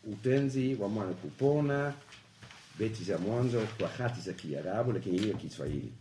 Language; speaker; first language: Swahili; non-native, fluent; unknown